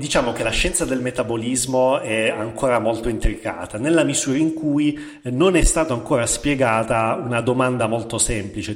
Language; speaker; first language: Italian; native; Italian